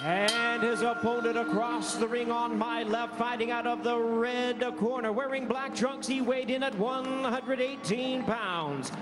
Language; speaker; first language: English; native; English